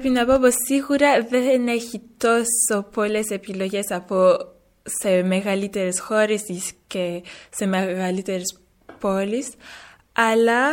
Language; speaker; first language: Greek; early bilingual, heritage; French